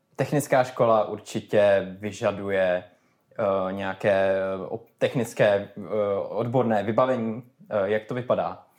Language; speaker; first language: Czech; native; Czech